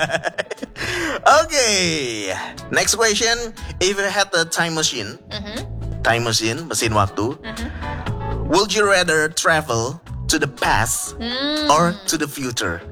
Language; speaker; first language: English; non-native, fluent; Indonesian